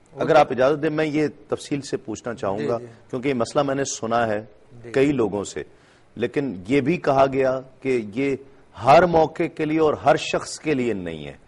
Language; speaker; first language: Urdu; native; Urdu